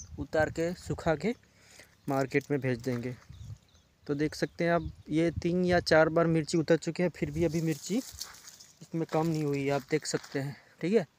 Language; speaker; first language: Hindi; non-native, local second language; Gujarati